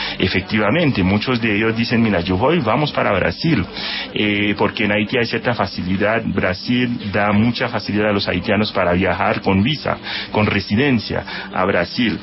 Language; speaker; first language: Spanish; non-native, fluent; Haitian Creole